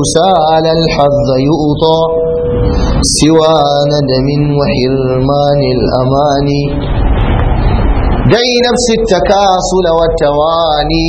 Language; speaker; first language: Arabic; non-native, fluent; Hausa